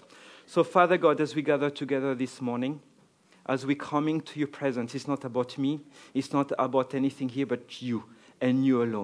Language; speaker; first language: English; non-native, fluent; French